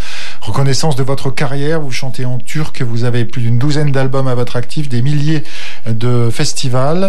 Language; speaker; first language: French; native; French